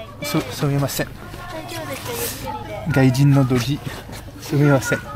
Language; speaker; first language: Japanese; non-native, learner; French